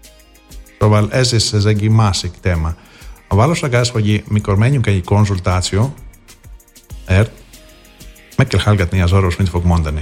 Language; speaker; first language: Hungarian; non-native, fluent; Greek